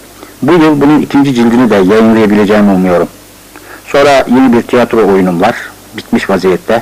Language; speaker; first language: Turkish; native; Turkish